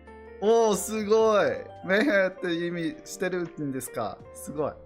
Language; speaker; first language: Japanese; non-native, learner; English